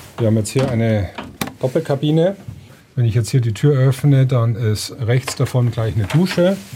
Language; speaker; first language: German; native; German